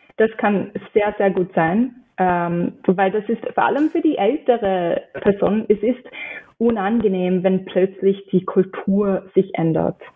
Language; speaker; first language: German; non-native, fluent; English